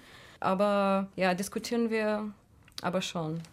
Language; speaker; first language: German; non-native, fluent; Russian